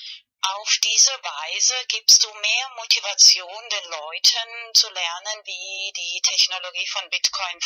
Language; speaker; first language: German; non-native, fluent; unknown